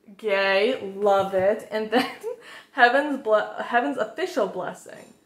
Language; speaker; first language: English; native; English